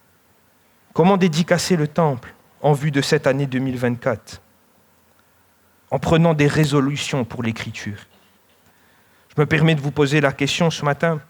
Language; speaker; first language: French; native; French